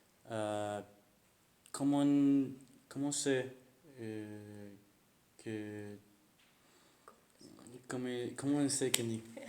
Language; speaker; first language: French; non-native, learner; Spanish